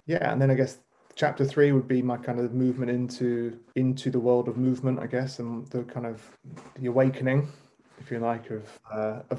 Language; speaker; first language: English; native; English